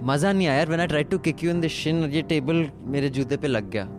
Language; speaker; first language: English; non-native, local second language; Hindi